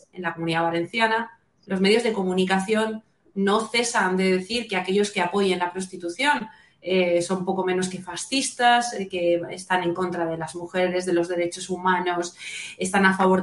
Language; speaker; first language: Spanish; native; Spanish